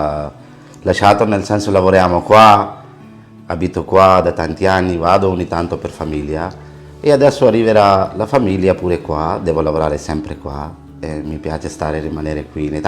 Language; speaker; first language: Italian; non-native, learner; Punjabi